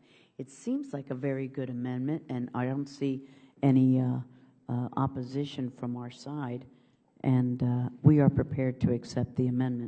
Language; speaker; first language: English; native; English